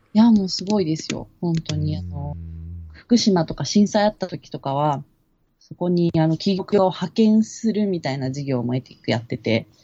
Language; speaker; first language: Japanese; native; Japanese